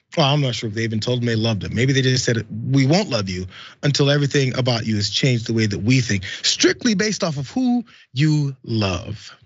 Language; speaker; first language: English; native; English